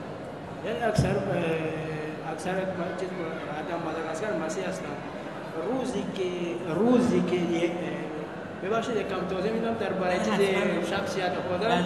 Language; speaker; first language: Persian; non-native, learner; Malagasy